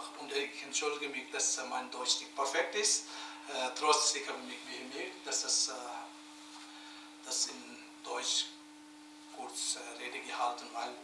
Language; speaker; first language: German; non-native, learner; Tibetan